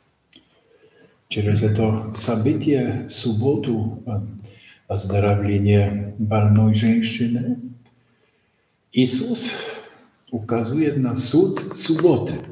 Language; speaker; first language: Russian; non-native, learner; Polish